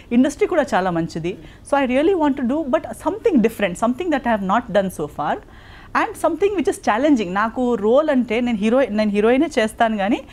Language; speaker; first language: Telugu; non-native, local second language; Konkani